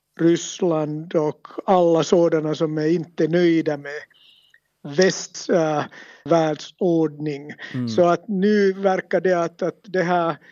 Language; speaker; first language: Swedish; non-native, local second language; Finnish